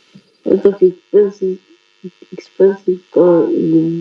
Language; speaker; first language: English; non-native, learner; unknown